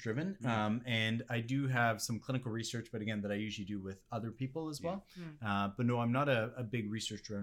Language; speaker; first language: English; non-native, fluent; French